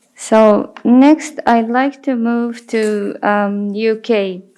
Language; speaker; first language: English; non-native, fluent; Japanese